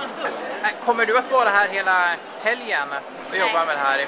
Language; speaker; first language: Swedish; native; Swedish